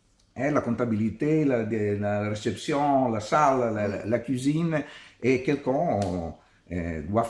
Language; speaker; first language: French; non-native, learner; Italian